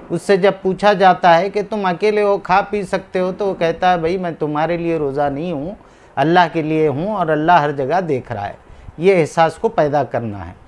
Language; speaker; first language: Hindi; native; Hindi